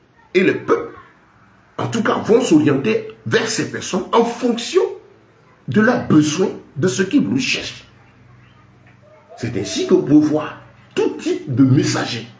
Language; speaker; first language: French; native; French